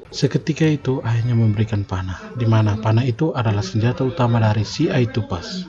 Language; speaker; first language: Indonesian; native; Indonesian